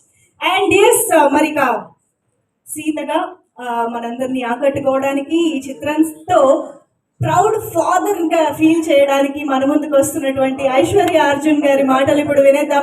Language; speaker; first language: Telugu; native; Telugu